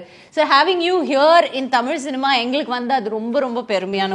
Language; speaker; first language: Tamil; native; Tamil